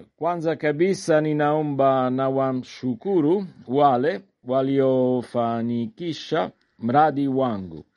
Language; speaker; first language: Swahili; non-native, learner; Italian